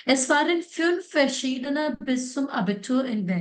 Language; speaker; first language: German; non-native, fluent; Malayalam